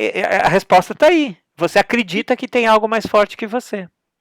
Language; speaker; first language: Portuguese; native; Portuguese